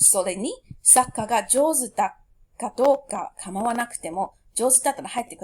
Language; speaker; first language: Japanese; non-native, fluent; English